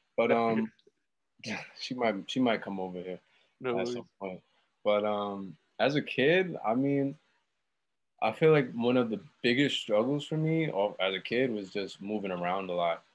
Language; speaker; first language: English; native; English